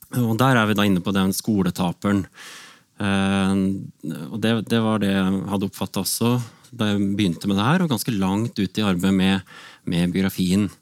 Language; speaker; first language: Norwegian; native; Norwegian